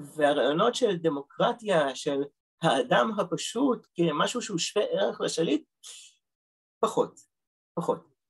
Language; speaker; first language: Hebrew; early bilingual, other home language; Russian